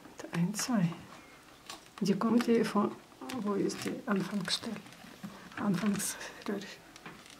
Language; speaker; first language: German; non-native, learner; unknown